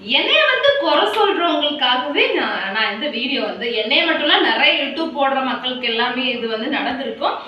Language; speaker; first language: Tamil; non-native, local second language; Malayalam